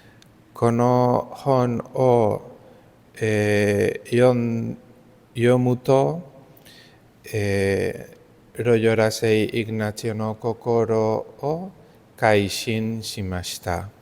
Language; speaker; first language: Japanese; non-native, learner; Spanish